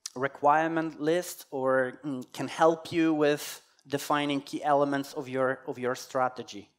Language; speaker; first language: English; non-native, fluent; Polish